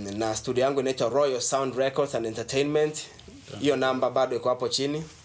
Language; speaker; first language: Swahili; non-native, local second language; Gusii